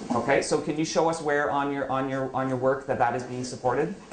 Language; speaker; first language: English; native; English